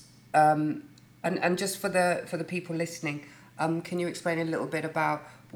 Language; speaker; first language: English; native; English